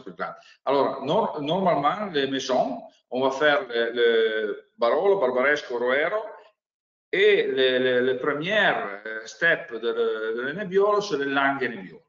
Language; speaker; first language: French; non-native, learner; Italian